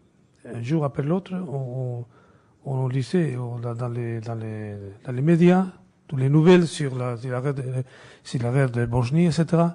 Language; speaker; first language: French; non-native, fluent; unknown